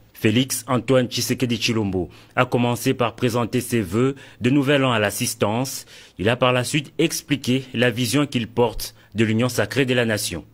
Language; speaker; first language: French; non-native, local second language; Lingala